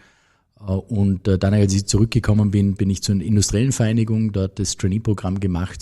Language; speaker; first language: German; native; German